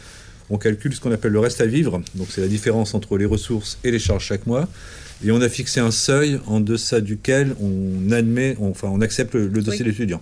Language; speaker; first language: French; native; French